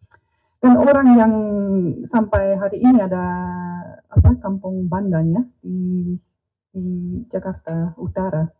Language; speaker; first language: Indonesian; non-native, learner; Dutch